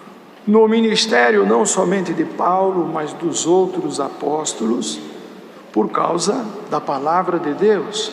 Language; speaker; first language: Portuguese; native; Portuguese